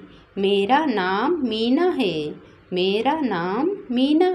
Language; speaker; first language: Hindi; non-native, local second language; Odia